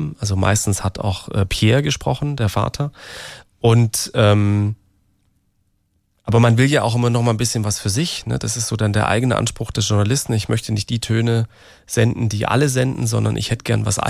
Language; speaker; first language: German; native; German